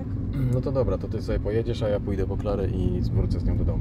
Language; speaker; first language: Polish; native; Polish